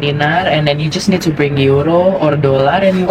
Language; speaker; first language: English; non-native, fluent; Indonesian